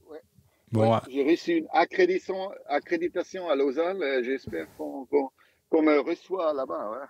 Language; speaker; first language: French; non-native, local second language; German